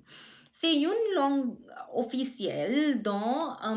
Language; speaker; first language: French; non-native, learner; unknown